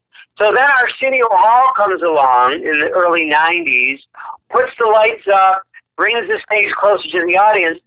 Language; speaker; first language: English; native; English